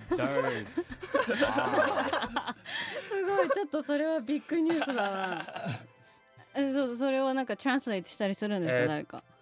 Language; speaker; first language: Japanese; native; Japanese